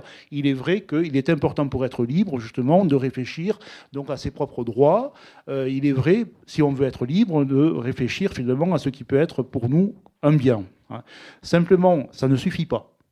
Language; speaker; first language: French; native; French